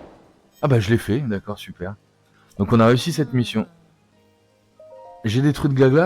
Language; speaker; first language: French; native; French